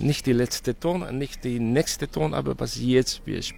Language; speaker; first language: German; non-native, fluent; Catalan